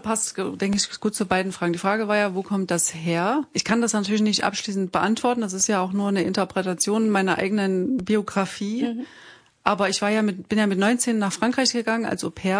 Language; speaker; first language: German; native; German